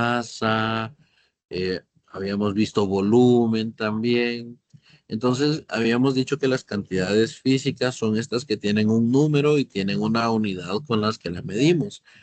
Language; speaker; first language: Spanish; native; Spanish